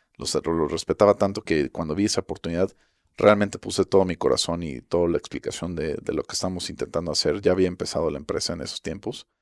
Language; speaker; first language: Spanish; early bilingual, heritage; Spanish